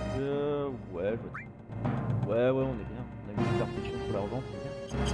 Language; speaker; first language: French; native; French